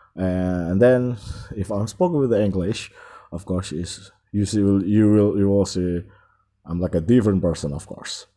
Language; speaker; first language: English; non-native, learner; Indonesian